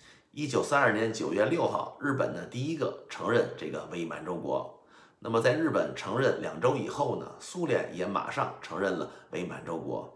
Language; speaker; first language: Chinese; native; Chinese